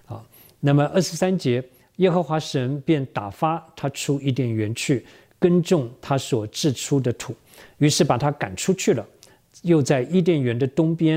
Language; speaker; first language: Chinese; native; Chinese